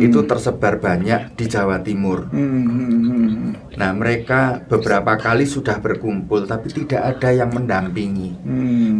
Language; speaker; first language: Indonesian; native; Indonesian